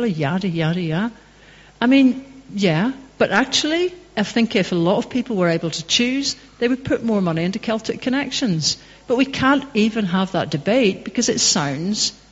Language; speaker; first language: English; native; English